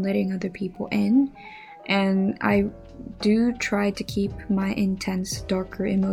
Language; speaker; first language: English; non-native, fluent; Japanese